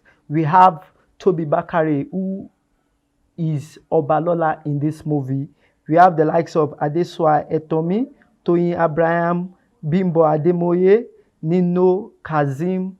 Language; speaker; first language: English; non-native, local second language; Yoruba